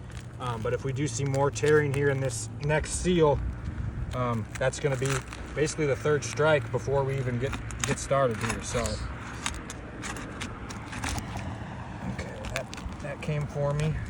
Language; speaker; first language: English; native; English